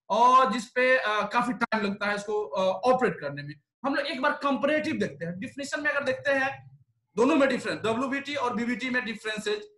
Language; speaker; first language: Hindi; native; Hindi